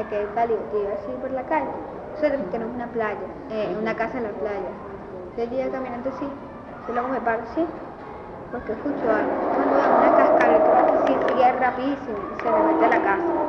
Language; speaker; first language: Spanish; native; Spanish